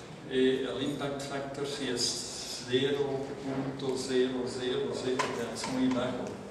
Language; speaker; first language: Spanish; non-native, learner; Dutch